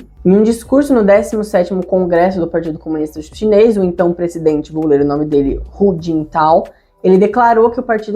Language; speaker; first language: Portuguese; native; Portuguese